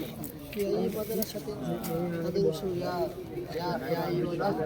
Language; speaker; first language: Arabic; non-native, learner; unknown